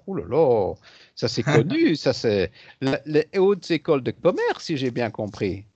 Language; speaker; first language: French; native; French